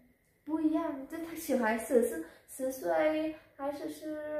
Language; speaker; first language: Chinese; non-native, learner; Vietnamese